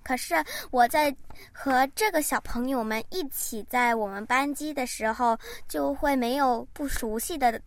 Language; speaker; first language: Chinese; early bilingual, heritage; Chinese